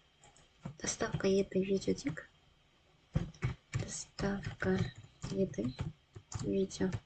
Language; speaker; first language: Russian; non-native, local second language; Kazakh